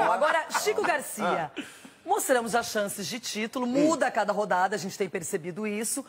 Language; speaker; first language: Portuguese; native; Portuguese